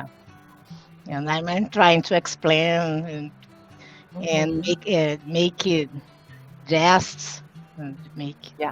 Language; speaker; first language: English; non-native, learner; Portuguese